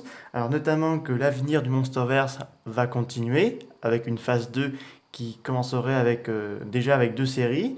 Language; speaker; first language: French; native; French